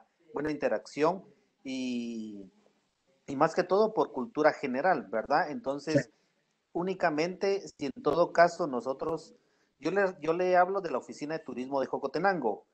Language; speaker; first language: Spanish; native; Spanish